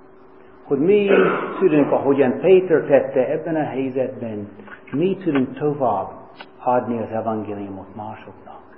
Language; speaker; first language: Hungarian; non-native, fluent; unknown